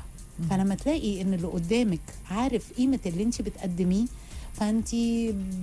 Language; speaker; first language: Arabic; native; Arabic